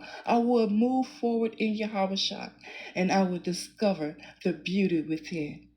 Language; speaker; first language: English; native; English